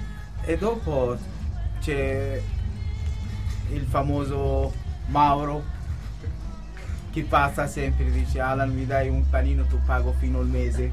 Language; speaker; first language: Italian; non-native, local second language; Kurdish